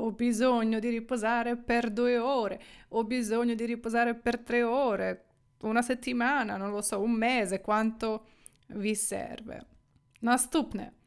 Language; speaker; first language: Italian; non-native, fluent; Ukrainian